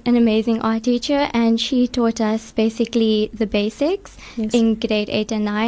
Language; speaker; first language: English; native; English